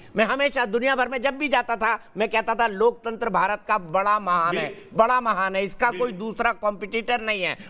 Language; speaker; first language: Hindi; native; Hindi